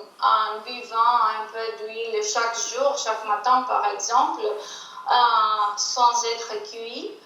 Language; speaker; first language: French; non-native, fluent; Greek